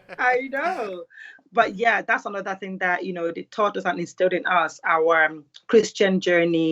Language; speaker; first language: English; non-native, local second language; Yoruba